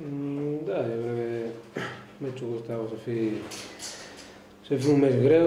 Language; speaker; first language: Romanian; non-native, learner; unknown